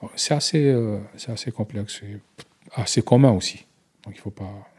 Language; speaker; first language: French; non-native, local second language; Arabic